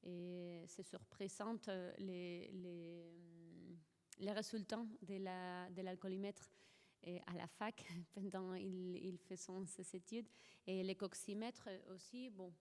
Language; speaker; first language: French; non-native, fluent; Spanish